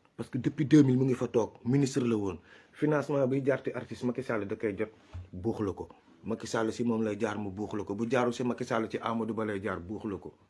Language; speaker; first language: Wolof; non-native, local second language; Fula